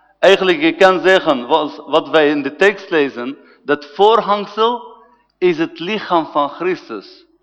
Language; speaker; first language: Dutch; non-native, fluent; Arabic